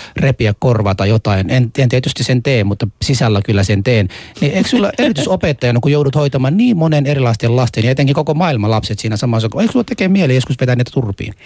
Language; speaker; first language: Finnish; early bilingual, other home language; Somali